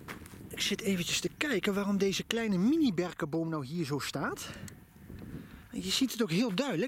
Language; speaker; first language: Dutch; native; Dutch